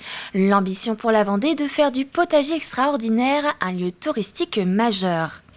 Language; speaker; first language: French; native; French